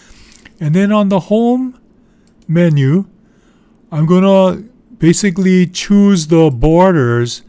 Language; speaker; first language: English; native; English